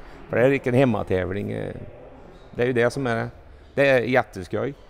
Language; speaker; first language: Swedish; native; Swedish